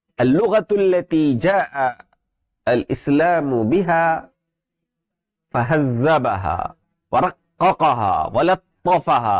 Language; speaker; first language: Arabic; non-native, fluent; Urdu